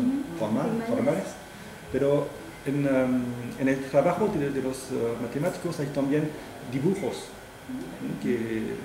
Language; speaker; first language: Spanish; non-native, fluent; French